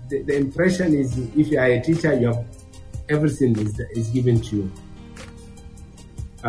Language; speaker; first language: English; non-native, local second language; Hausa